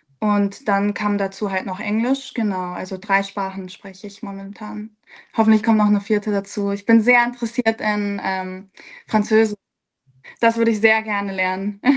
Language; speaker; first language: German; early bilingual, other home language; Serbian